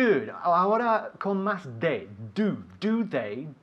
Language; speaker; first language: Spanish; non-native, fluent; English